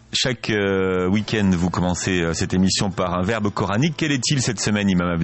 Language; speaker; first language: French; native; French